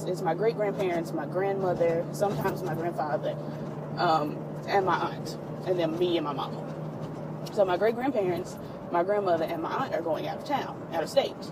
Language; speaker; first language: English; native; English